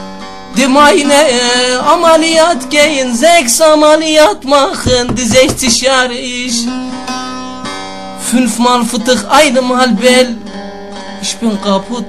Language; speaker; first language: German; non-native, learner; Turkish